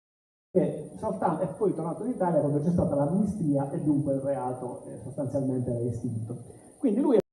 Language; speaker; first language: Italian; native; Italian